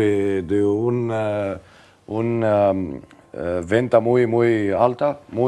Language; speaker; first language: Spanish; non-native, learner; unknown